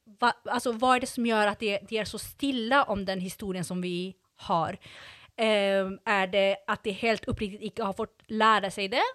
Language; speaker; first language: Norwegian; non-native, fluent; Swedish